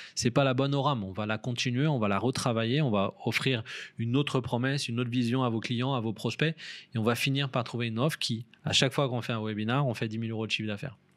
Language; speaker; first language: French; native; French